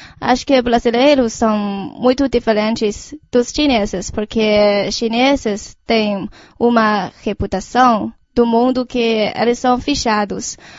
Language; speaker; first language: Portuguese; non-native, fluent; Chinese